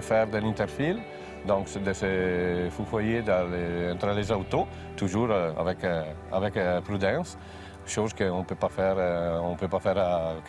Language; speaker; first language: French; non-native, fluent; Italian